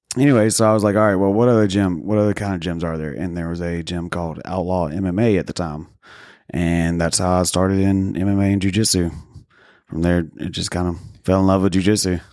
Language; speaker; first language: English; native; English